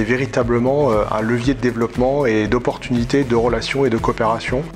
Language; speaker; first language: French; native; French